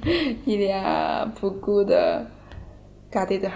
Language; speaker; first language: French; non-native, learner; Chinese